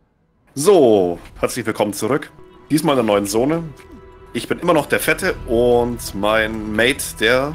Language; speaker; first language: German; native; German